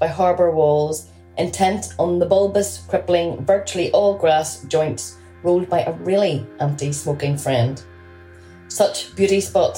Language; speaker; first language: English; native; English